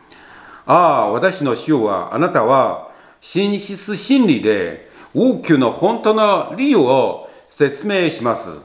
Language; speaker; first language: Japanese; non-native, learner; Chinese